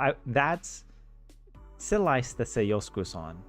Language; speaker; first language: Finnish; non-native, learner; English